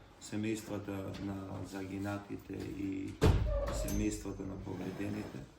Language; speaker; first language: Macedonian; non-native, local second language; Romany